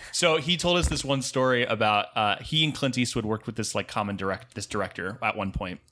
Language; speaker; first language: English; native; English